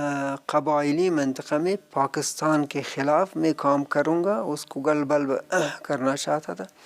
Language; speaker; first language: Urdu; non-native, learner; Persian